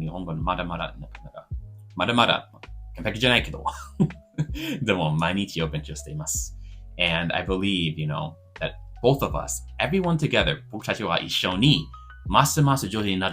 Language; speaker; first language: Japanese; non-native, learner; English